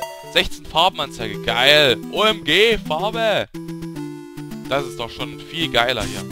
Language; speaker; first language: German; native; German